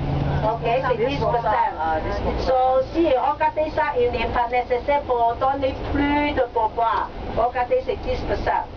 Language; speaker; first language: French; non-native, learner; Cantonese